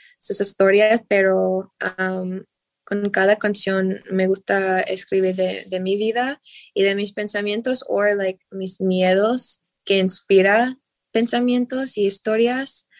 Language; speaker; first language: Spanish; non-native, learner; English